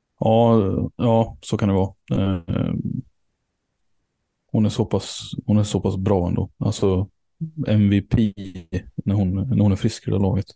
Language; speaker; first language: Swedish; native; Swedish